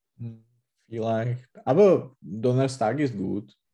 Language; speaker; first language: German; non-native, learner; Czech